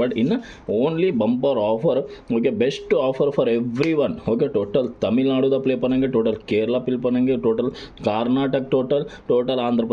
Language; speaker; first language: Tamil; non-native, local second language; Malayalam